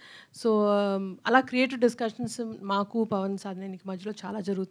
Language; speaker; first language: Telugu; native; Telugu